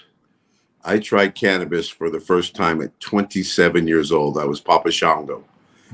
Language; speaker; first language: English; native; English